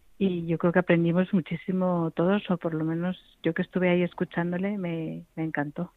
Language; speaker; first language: Spanish; native; Spanish